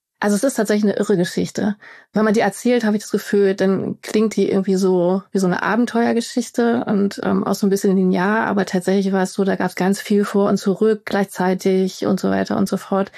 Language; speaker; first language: German; native; German